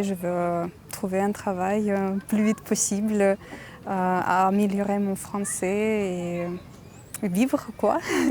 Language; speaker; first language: French; non-native, learner; Ukrainian